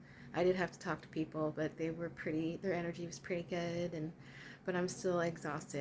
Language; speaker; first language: English; native; English